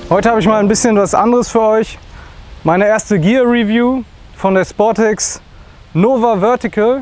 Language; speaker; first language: German; native; German